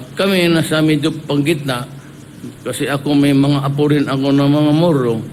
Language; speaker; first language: Filipino; non-native, local second language; Cebuano